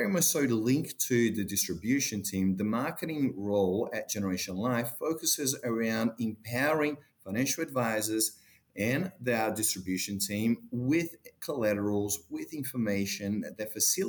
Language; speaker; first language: English; non-native, fluent; Portuguese